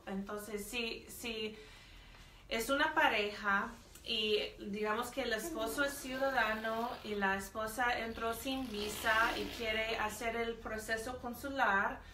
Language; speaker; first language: Spanish; non-native, fluent; English